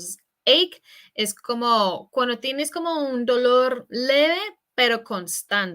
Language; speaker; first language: Spanish; non-native, fluent; English